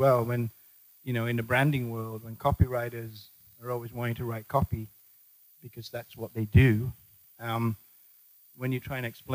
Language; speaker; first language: English; native; English